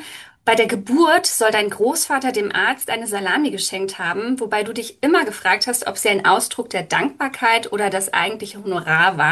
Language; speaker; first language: German; native; German